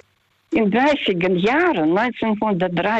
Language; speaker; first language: German; non-native, fluent; Russian